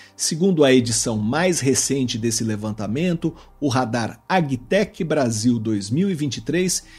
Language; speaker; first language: Portuguese; native; Portuguese